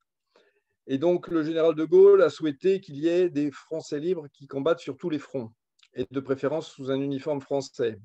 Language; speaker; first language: French; native; French